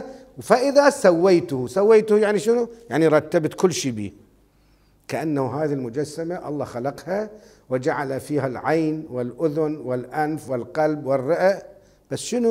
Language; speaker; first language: Arabic; native; Arabic